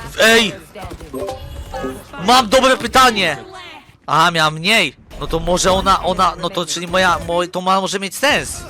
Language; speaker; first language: Polish; native; Polish